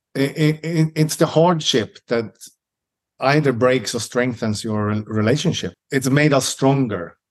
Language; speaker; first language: English; non-native, fluent; Swedish